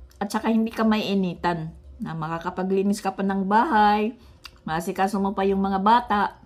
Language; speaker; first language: Filipino; non-native, local second language; Waray